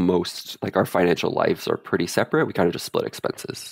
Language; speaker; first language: English; native; English